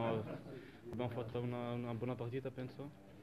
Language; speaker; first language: Italian; non-native, learner; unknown